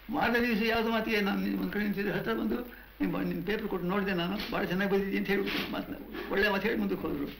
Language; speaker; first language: Kannada; non-native, local second language; Tamil